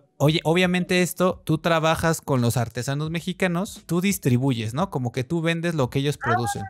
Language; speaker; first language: Spanish; native; Spanish